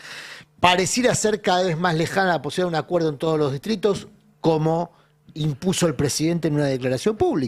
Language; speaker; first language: Spanish; native; Spanish